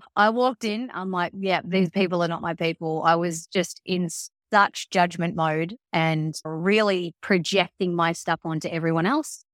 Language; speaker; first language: English; early bilingual, other home language; Filipino